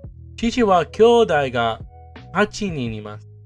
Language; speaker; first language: Japanese; non-native, learner; English